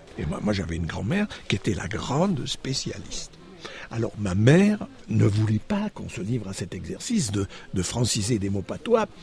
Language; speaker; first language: French; native; French